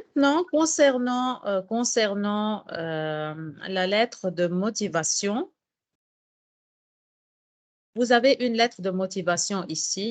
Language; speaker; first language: French; non-native, fluent; Arabic